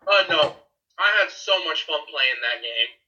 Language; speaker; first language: English; native; English